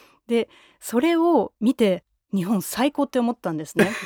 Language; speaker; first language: Japanese; non-native, fluent; German